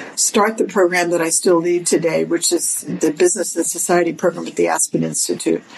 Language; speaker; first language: English; native; English